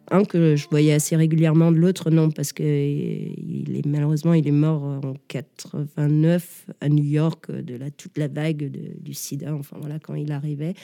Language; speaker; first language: French; early bilingual, other home language; Danish